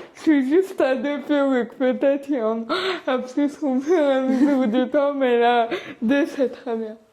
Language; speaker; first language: French; early bilingual, other home language; Arabic